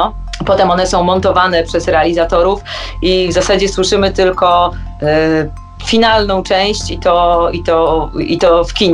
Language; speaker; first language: Polish; native; Polish